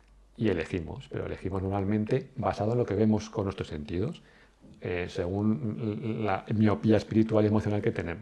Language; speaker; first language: Spanish; native; Spanish